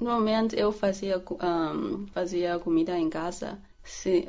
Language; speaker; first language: Portuguese; non-native, learner; Chinese